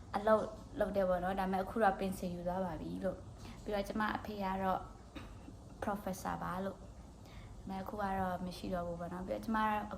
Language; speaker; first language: Burmese; non-native, local second language; Kachin